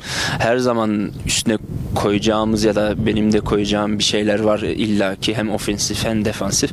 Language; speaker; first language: Turkish; early bilingual, other home language; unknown